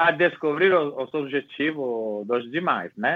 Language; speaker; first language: Portuguese; non-native, fluent; Italian